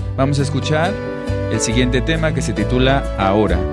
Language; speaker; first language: Spanish; native; Spanish